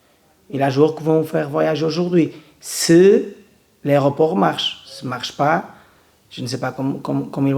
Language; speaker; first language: French; non-native, learner; Portuguese